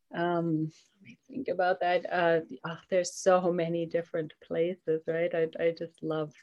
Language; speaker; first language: English; non-native, fluent; German